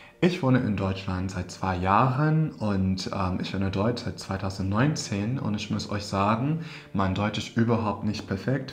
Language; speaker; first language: German; non-native, fluent; English